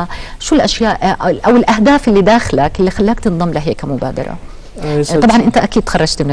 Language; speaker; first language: Arabic; native; Arabic